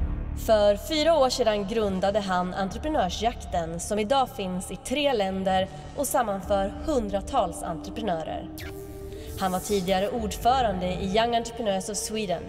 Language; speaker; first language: Swedish; native; Swedish